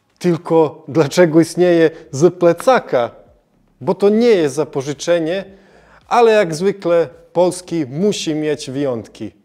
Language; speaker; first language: Polish; non-native, fluent; Serbian